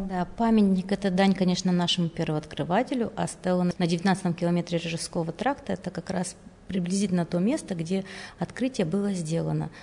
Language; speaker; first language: Russian; native; Russian